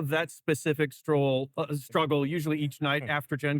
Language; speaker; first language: English; native; English